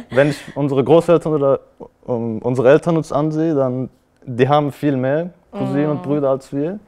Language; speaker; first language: German; early bilingual, other home language; Turkish